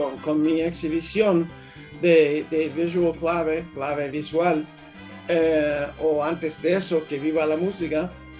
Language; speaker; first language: Spanish; early bilingual, heritage; English